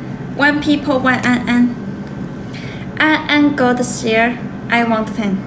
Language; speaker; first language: English; non-native, learner; Chinese